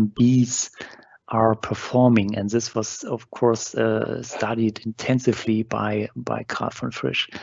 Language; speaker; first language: English; non-native, fluent; German